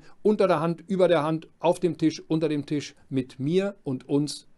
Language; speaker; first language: German; native; German